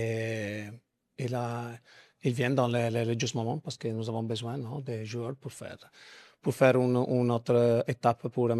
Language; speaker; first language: French; non-native, fluent; Italian